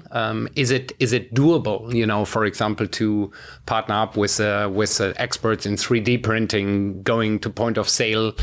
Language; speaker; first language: English; non-native, fluent; German